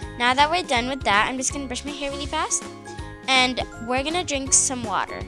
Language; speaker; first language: English; native; English